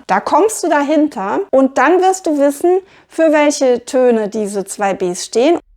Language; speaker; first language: German; native; German